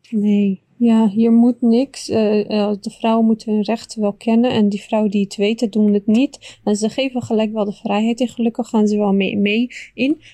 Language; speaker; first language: Dutch; early bilingual, other home language; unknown